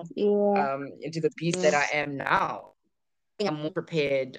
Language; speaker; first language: English; non-native, local second language; Zulu